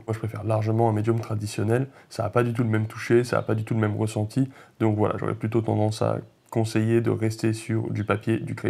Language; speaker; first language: French; native; French